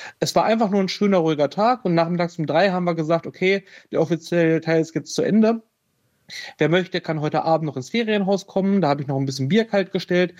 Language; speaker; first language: German; native; German